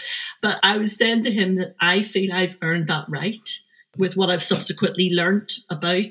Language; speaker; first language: English; native; English